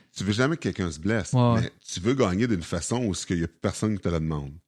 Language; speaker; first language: French; native; French